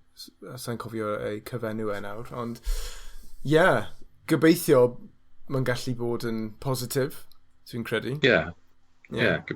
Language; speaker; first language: Welsh; non-native, learner; English